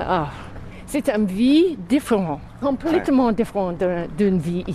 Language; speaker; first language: French; non-native, fluent; English